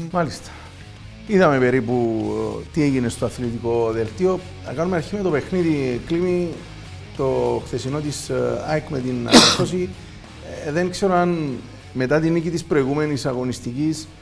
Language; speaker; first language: Greek; native; Greek